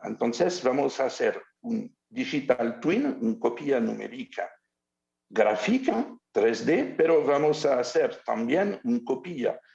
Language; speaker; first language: Spanish; non-native, learner; French